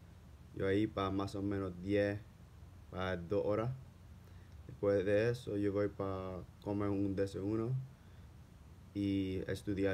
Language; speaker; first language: Spanish; non-native, learner; English